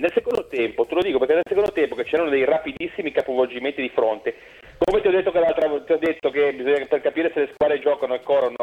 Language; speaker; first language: Italian; native; Italian